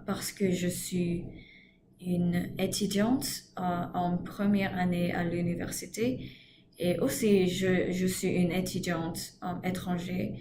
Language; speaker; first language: French; non-native, learner; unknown